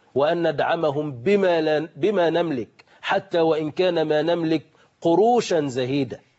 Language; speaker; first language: Arabic; native; Arabic